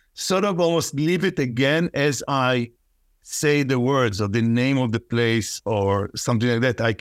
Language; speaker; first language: English; non-native, fluent; Hebrew